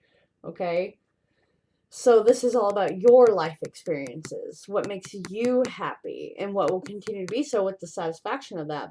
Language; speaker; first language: English; native; English